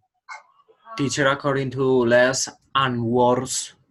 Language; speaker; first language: English; non-native, learner; Spanish